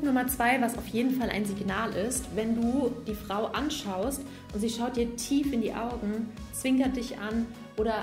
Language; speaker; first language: German; native; German